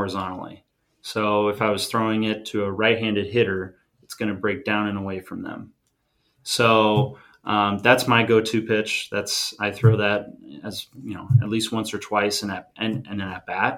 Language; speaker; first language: English; native; English